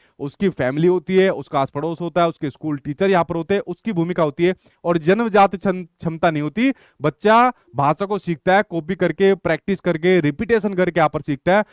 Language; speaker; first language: Hindi; native; Hindi